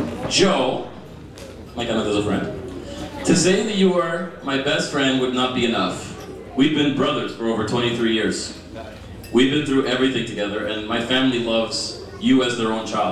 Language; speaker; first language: English; early bilingual, other home language; Greek